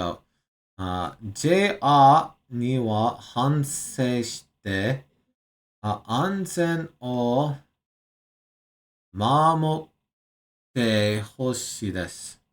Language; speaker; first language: Japanese; non-native, learner; English